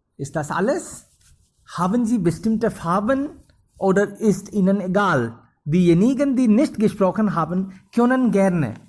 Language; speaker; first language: German; non-native, fluent; Hindi